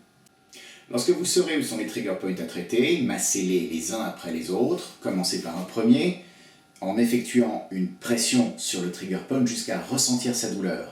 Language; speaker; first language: French; native; French